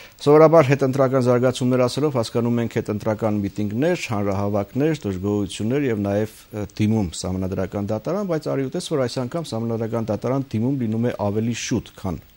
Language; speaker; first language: Armenian; native; Armenian